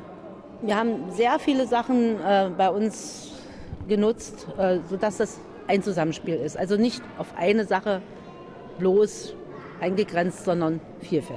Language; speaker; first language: German; native; German